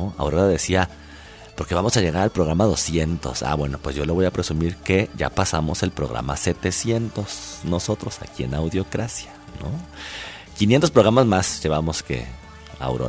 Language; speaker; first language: Spanish; native; Spanish